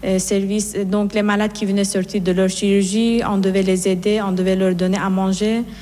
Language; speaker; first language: French; non-native, fluent; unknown